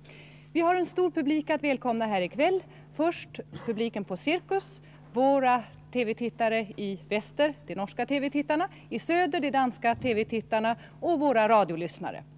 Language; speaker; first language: Swedish; native; Swedish